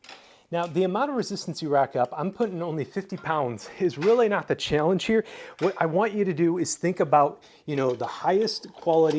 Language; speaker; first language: English; native; English